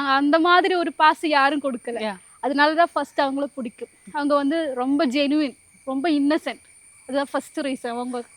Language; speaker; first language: Tamil; non-native, learner; Malayalam